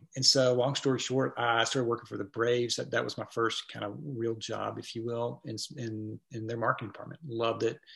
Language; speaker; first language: English; native; English